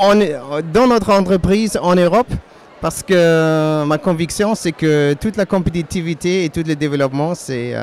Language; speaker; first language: French; non-native, fluent; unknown